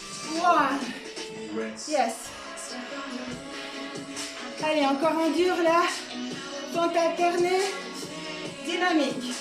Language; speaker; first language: French; native; French